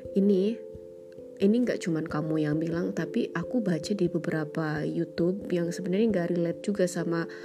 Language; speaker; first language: Indonesian; native; Indonesian